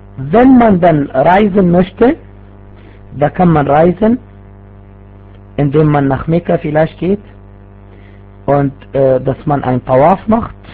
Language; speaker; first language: German; non-native, fluent; Arabic